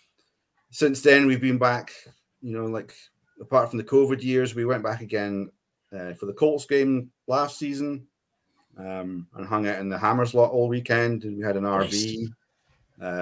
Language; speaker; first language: English; native; English